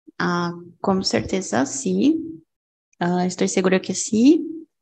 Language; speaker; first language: Spanish; non-native, learner; Portuguese